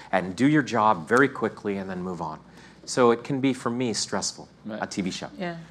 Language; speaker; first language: English; native; English